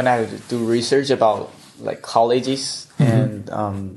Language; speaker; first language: English; non-native, fluent; Chinese